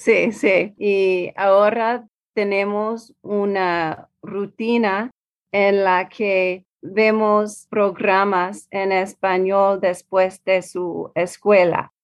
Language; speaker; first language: Spanish; non-native, learner; English